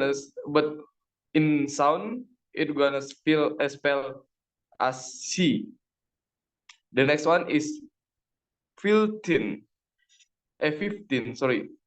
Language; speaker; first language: English; non-native, learner; Indonesian